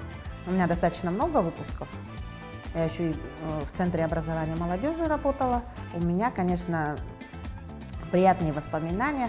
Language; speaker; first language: Russian; native; Russian